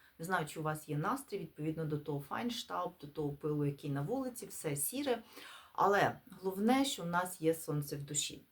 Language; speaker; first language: Ukrainian; non-native, local second language; Russian